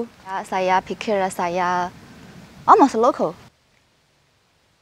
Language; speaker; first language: Indonesian; non-native, learner; Chinese